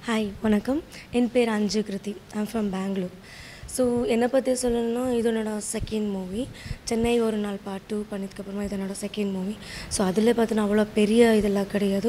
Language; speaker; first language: Tamil; non-native, local second language; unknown